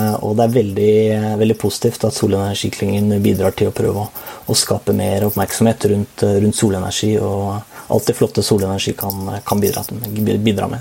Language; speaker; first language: Norwegian; native; Norwegian